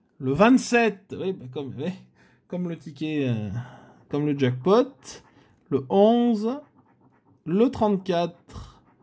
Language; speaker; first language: French; native; French